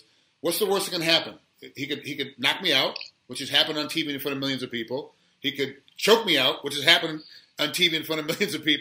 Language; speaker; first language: English; native; English